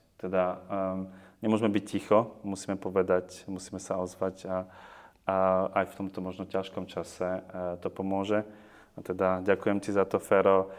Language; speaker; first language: Slovak; native; Slovak